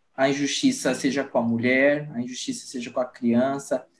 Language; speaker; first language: Portuguese; native; Portuguese